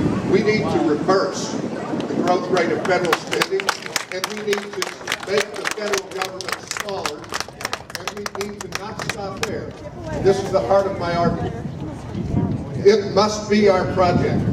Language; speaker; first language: English; native; English